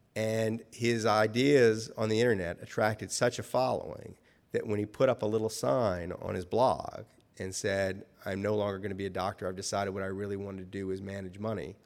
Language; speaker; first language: English; native; English